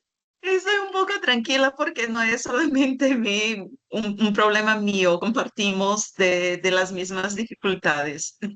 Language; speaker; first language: Spanish; non-native, fluent; Portuguese